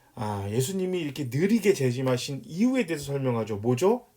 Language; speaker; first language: Korean; native; Korean